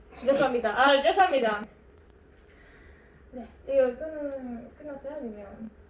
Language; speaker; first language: Korean; non-native, learner; Italian